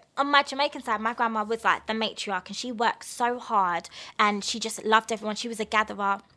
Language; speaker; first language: English; native; English